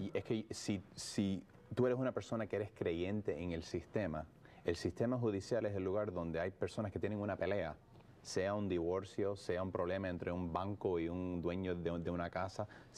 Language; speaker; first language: Spanish; early bilingual, heritage; Spanish